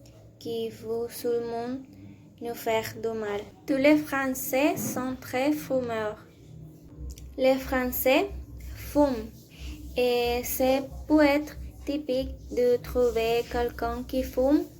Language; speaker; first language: French; non-native, learner; Spanish